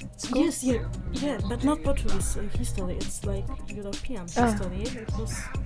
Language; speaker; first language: English; non-native, learner; Polish